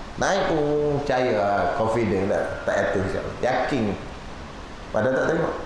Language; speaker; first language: Malay; native; Malay